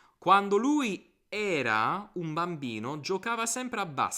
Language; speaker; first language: Italian; non-native, fluent; English